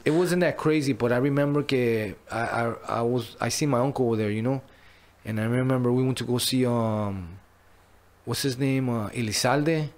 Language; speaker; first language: English; early bilingual, other home language; Spanish